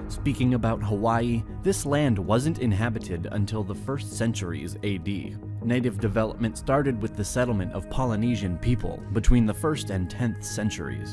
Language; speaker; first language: English; non-native, fluent; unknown